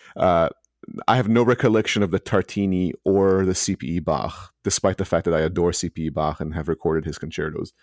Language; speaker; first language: English; early bilingual, other home language; Hebrew